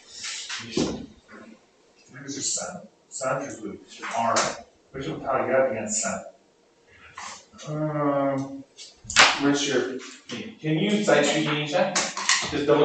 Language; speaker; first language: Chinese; non-native, learner; English